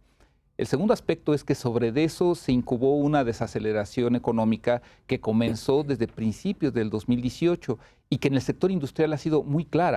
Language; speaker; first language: Spanish; native; Spanish